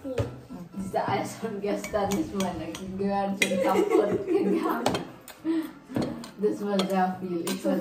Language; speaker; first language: German; non-native, learner; Filipino